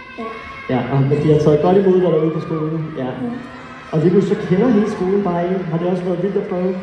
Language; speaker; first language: Danish; native; Danish